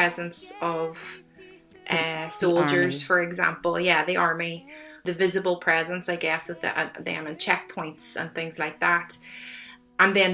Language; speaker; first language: English; native; English